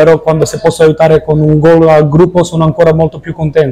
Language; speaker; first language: Italian; non-native, fluent; Macedonian